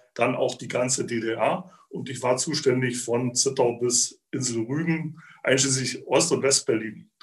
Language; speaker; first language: German; native; German